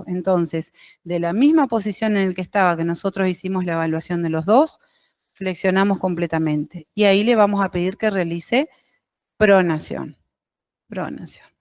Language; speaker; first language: Spanish; native; Spanish